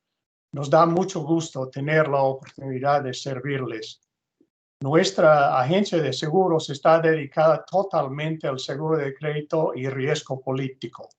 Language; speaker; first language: Spanish; non-native, fluent; English